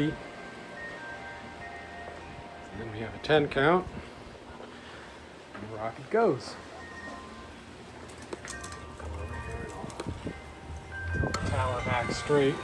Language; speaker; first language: English; native; English